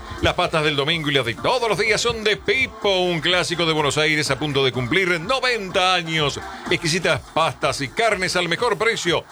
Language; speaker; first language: Spanish; native; Spanish